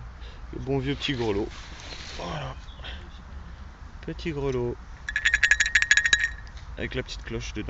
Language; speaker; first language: French; native; French